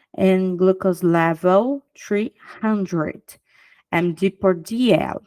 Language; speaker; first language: English; non-native, fluent; Portuguese